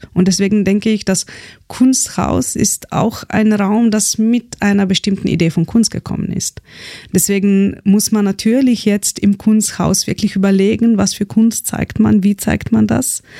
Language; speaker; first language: German; non-native, fluent; Slovenian